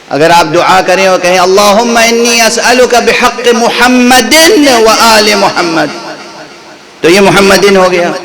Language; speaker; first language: Urdu; native; Urdu